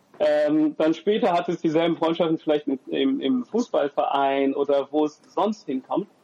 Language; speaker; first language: German; early bilingual, other home language; French